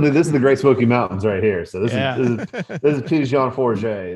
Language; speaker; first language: English; native; English